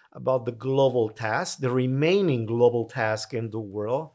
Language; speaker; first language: English; non-native, fluent; Spanish